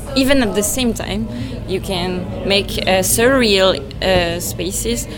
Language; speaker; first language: English; non-native, fluent; French